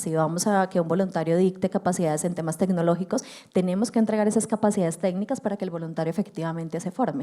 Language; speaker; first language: Spanish; native; Spanish